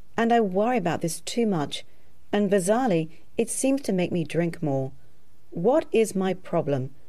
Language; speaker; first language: English; native; English